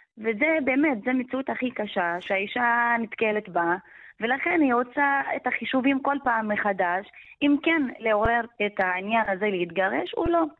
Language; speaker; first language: Hebrew; non-native, local second language; Arabic